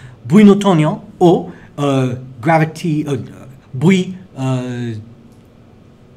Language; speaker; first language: French; non-native, learner; English